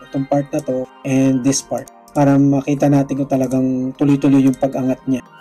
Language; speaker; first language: Filipino; non-native, local second language; Cebuano